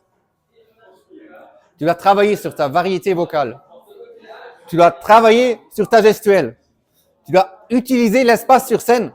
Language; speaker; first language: French; non-native, fluent; German